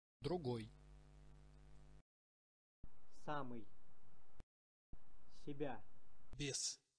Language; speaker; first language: Russian; non-native, learner; English